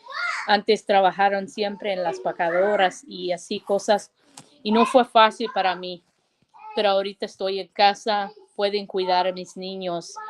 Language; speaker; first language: Spanish; early bilingual, heritage; Spanish